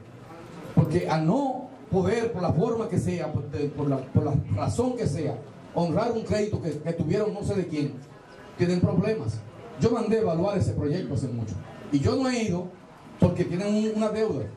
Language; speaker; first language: Spanish; native; Spanish